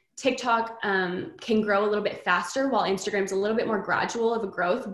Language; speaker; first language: English; native; English